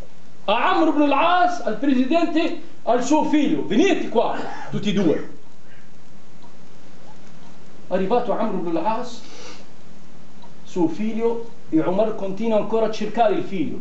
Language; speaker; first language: Italian; non-native, fluent; Arabic